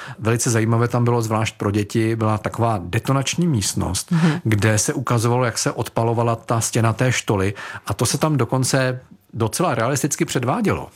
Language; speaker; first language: Czech; native; Czech